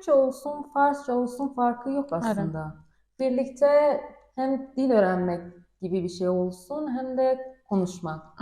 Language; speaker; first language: Turkish; non-native, learner; Persian